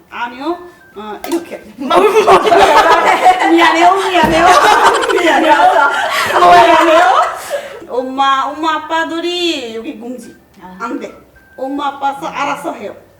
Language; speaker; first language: Korean; non-native, learner; Bangla